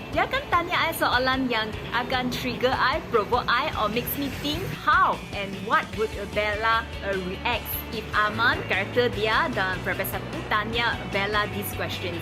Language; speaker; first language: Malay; non-native, local second language; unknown